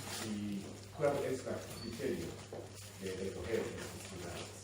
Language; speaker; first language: Spanish; non-native, learner; Japanese